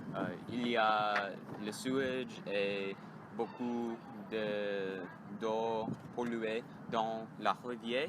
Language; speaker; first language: French; non-native, learner; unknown